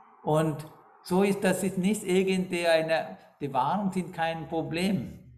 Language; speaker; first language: German; non-native, fluent; Sinhala